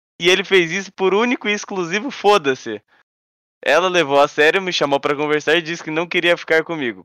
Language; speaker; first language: Portuguese; native; Portuguese